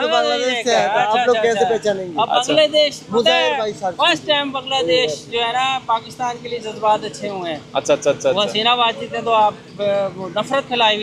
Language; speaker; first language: Hindi; non-native, learner; Bangla